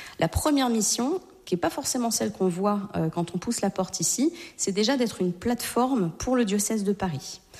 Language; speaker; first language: French; native; French